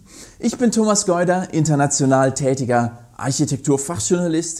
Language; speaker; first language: German; native; German